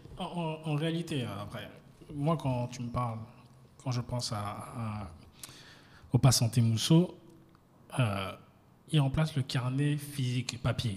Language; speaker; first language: French; native; French